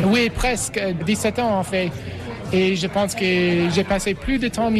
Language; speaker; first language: French; non-native, fluent; English